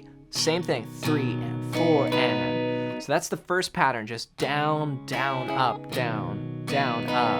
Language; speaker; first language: English; native; English